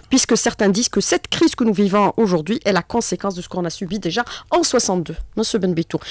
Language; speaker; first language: French; non-native, local second language; Arabic